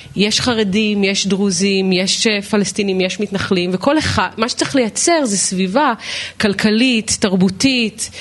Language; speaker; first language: Hebrew; native; Hebrew